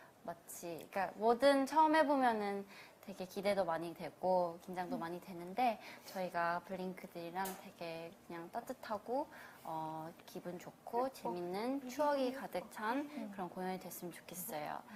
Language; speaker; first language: Korean; early bilingual, heritage; Korean